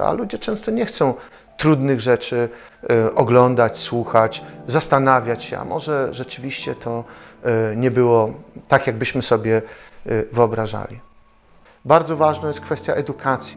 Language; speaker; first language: Polish; native; Polish